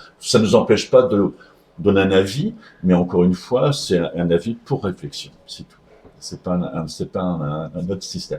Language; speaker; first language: French; native; French